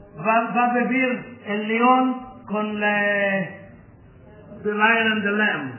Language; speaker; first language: Spanish; non-native, learner; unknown